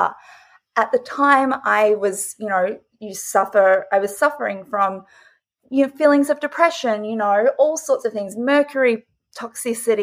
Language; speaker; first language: English; native; English